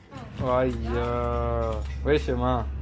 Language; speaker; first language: Chinese; non-native, learner; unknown